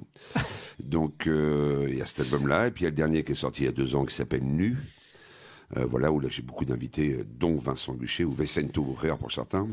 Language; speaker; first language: French; native; French